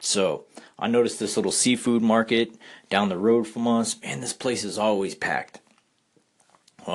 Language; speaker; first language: English; native; English